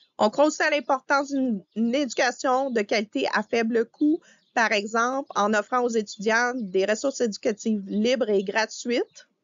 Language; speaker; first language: French; native; French